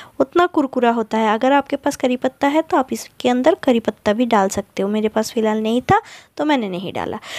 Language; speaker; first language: Hindi; non-native, local second language; Bangla